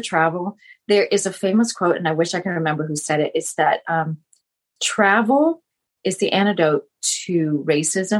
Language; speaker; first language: English; non-native, fluent; Vietnamese